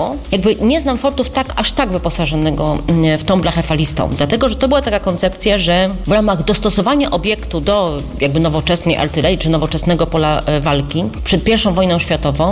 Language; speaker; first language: Polish; native; Polish